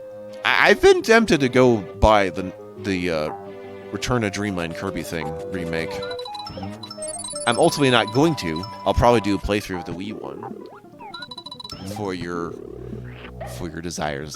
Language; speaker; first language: English; native; English